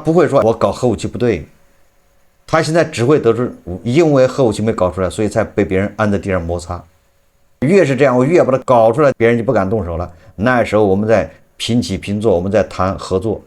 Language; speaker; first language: Chinese; native; Chinese